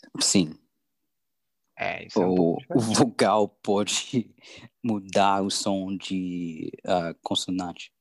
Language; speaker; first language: Portuguese; non-native, learner; English